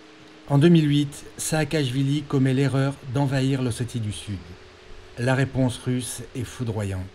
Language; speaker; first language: French; native; French